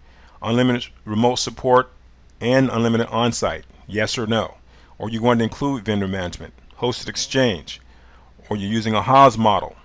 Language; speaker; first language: English; native; English